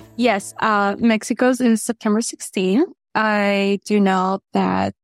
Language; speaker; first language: English; early bilingual, other home language; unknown